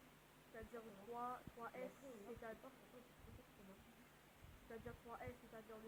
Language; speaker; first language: French; native; French